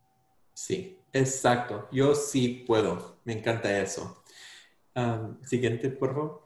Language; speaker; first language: Spanish; non-native, fluent; English